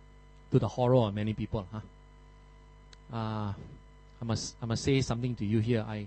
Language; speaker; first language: English; non-native, local second language; Min Nan Chinese